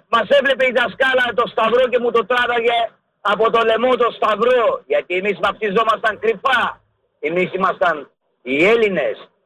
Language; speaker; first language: Greek; early bilingual, heritage; Greek